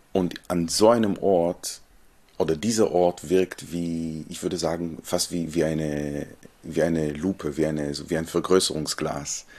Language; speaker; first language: German; non-native, fluent; Hebrew